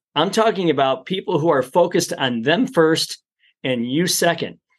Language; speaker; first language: English; native; English